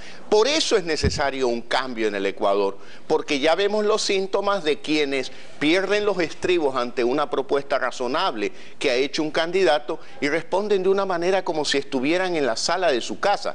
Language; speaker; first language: Spanish; native; Spanish